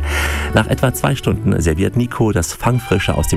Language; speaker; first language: German; native; German